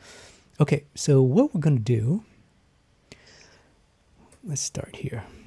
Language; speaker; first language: English; native; English